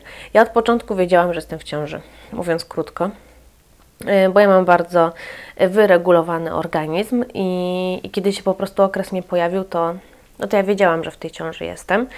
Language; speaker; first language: Polish; native; Polish